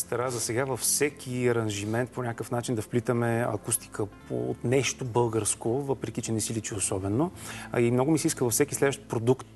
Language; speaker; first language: Bulgarian; native; Bulgarian